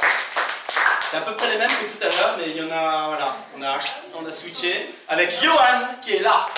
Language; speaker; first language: French; native; French